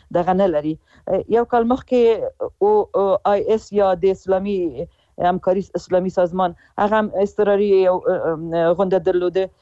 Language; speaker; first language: Pashto; non-native, local second language; Persian